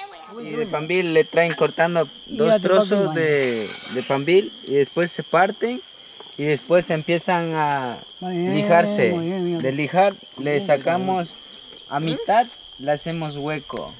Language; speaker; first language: Spanish; non-native, local second language; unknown